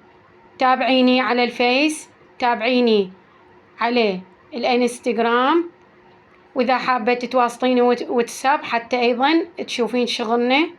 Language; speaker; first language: Arabic; native; Arabic